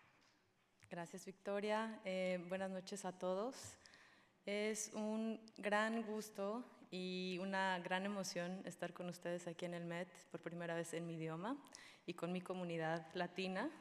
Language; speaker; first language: Spanish; native; Spanish